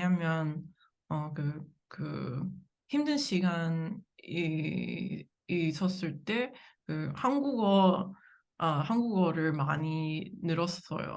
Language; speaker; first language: Korean; non-native, learner; English